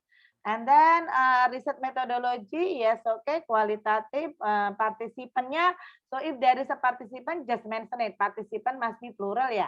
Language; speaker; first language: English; non-native, fluent; Indonesian